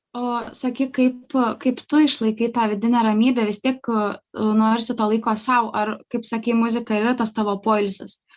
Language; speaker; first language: Lithuanian; native; Lithuanian